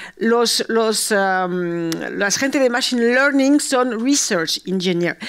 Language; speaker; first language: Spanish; early bilingual, heritage; Spanish